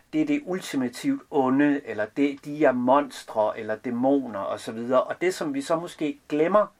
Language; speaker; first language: Danish; early bilingual, other home language; Serbian